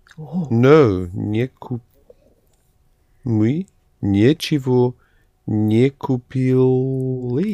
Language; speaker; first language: Russian; non-native, learner; English